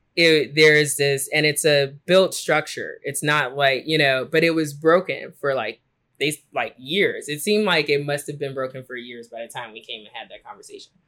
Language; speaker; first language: English; native; English